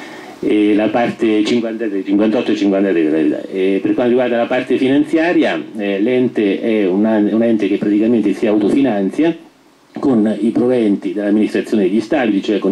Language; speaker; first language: Italian; native; Italian